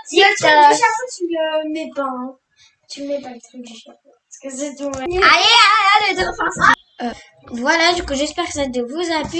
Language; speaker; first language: French; native; French